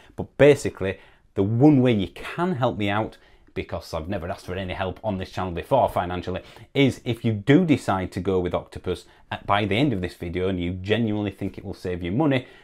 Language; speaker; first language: English; native; English